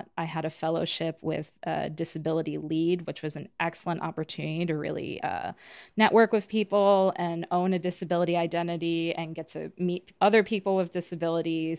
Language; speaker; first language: English; native; English